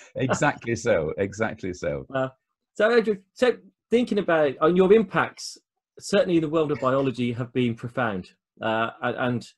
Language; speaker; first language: English; native; English